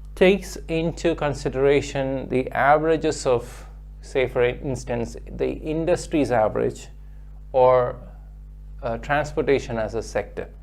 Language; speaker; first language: English; non-native, local second language; Malayalam